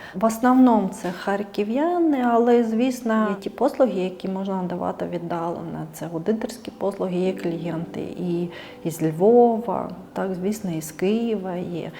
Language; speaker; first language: Ukrainian; non-native, local second language; Russian